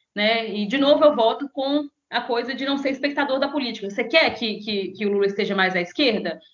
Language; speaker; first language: Portuguese; native; Portuguese